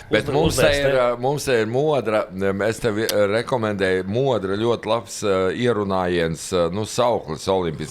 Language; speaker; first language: Latvian; native; Latvian